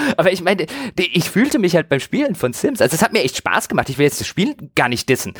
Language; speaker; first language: German; native; German